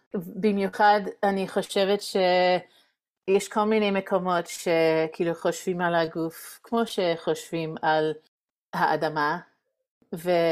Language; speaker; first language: Hebrew; non-native, fluent; English